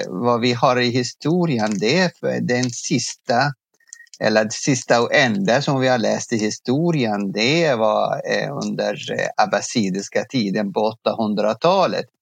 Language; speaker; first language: Swedish; non-native, fluent; Arabic